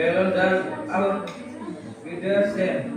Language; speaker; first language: German; non-native, learner; Indonesian